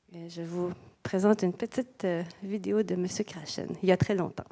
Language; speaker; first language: French; native; French